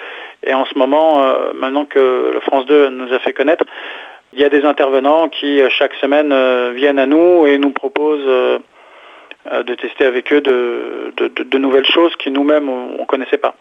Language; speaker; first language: French; native; French